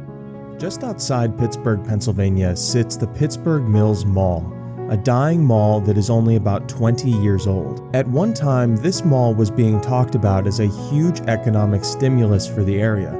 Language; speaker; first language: English; native; English